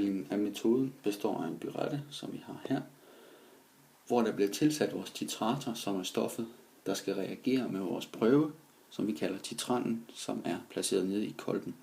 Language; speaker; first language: Danish; native; Danish